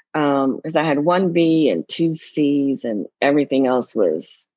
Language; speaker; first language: English; native; English